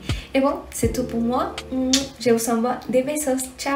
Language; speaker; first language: French; non-native, fluent; Spanish